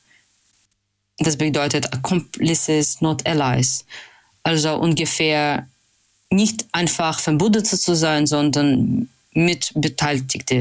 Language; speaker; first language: German; non-native, fluent; Russian